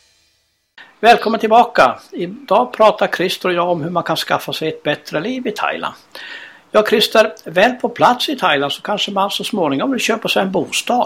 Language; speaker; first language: Swedish; native; Swedish